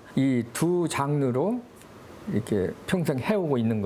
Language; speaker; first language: Korean; native; Korean